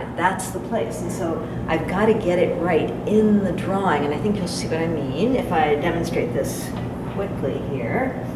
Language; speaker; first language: English; native; English